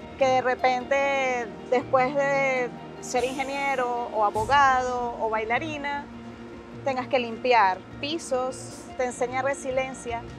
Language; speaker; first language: Spanish; native; Spanish